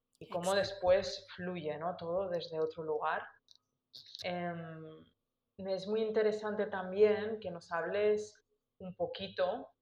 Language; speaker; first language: Spanish; native; Spanish